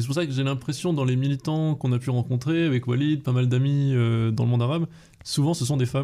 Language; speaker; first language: French; native; French